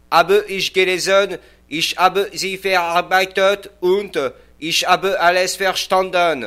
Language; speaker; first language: German; non-native, learner; French